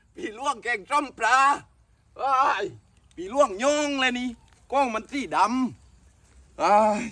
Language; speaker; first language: Thai; native; Thai